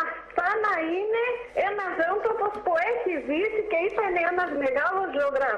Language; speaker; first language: Greek; non-native, fluent; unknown